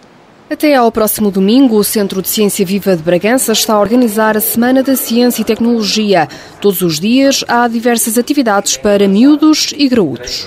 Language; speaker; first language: Portuguese; native; Portuguese